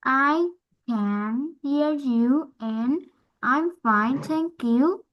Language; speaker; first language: English; non-native, learner; Vietnamese